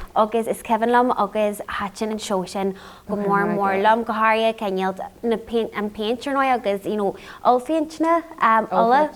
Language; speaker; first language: Irish; non-native, local second language; English